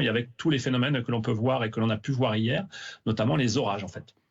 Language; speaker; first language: French; native; French